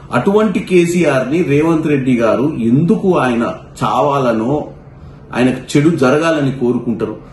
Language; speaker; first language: Telugu; native; Telugu